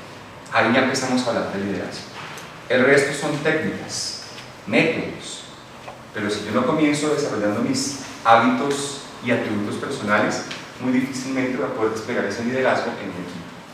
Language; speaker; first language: Spanish; native; Spanish